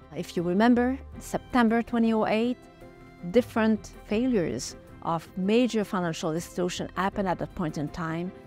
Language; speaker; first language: English; non-native, fluent; French